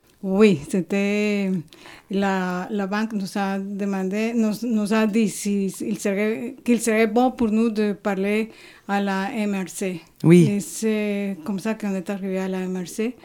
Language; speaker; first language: French; non-native, fluent; Spanish